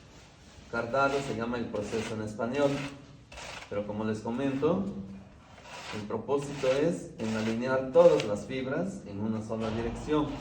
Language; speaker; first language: Spanish; non-native, local second language; Zapotec